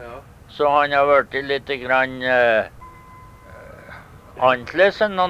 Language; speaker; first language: Norwegian; early bilingual, heritage; Norwegian